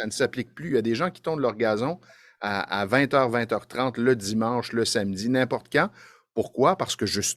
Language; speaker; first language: French; native; French